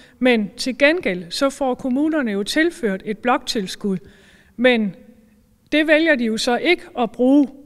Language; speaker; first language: Danish; native; Danish